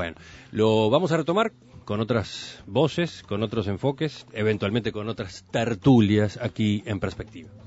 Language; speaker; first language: Spanish; native; Spanish